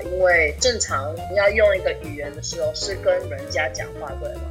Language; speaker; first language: Chinese; early bilingual, heritage; English